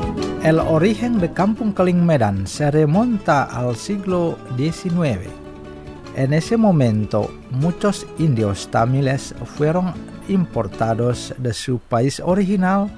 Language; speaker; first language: Spanish; non-native, fluent; Indonesian